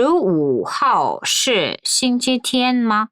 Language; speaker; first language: Chinese; non-native, fluent; Korean